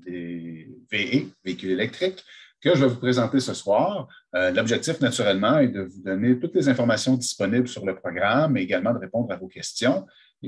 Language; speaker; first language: French; native; French